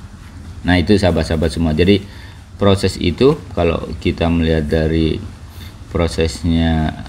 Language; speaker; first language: Indonesian; native; Indonesian